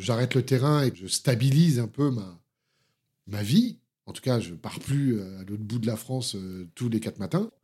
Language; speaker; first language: French; native; French